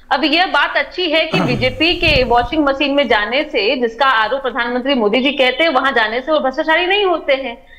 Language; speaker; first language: Hindi; native; Hindi